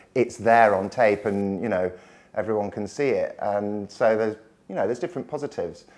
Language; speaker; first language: English; native; English